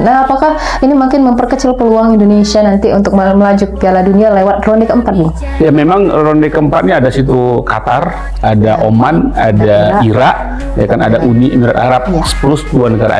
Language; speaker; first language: Indonesian; native; Indonesian